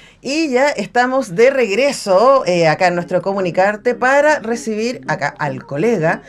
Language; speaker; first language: Spanish; native; Spanish